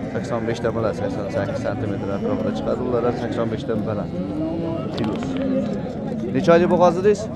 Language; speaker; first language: Uzbek; native; Uzbek